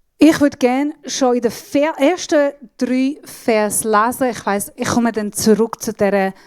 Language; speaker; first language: German; non-native, fluent; Assyrian Neo-Aramaic